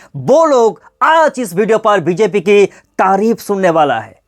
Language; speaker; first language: Hindi; non-native, local second language; Bangla